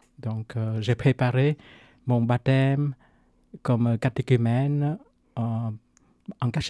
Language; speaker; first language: French; non-native, fluent; Vietnamese